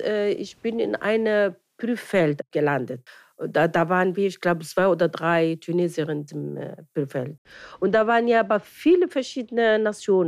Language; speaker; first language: German; non-native, fluent; Arabic